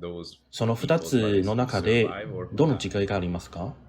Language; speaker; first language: Japanese; non-native, learner; English